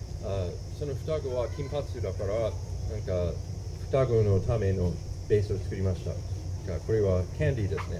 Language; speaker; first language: Japanese; non-native, fluent; English